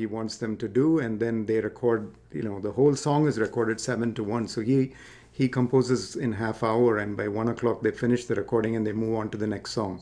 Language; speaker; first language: English; non-native, local second language; Tamil